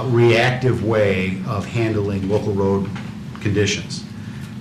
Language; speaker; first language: English; native; English